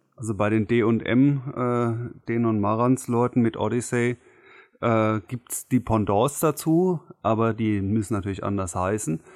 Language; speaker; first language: German; native; German